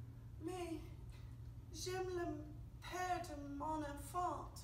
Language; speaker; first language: French; non-native, learner; English